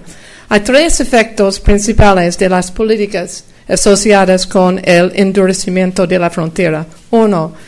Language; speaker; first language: Spanish; non-native, fluent; English